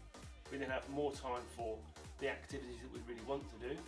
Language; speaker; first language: English; native; English